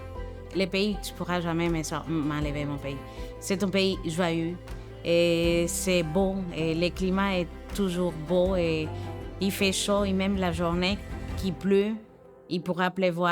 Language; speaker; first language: French; non-native, fluent; Spanish